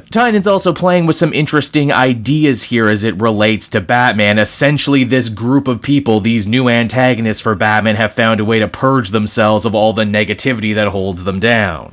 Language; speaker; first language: English; native; English